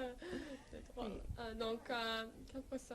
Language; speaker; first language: French; non-native, learner; English